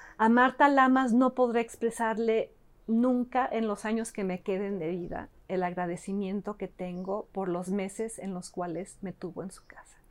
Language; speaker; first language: Spanish; early bilingual, other home language; English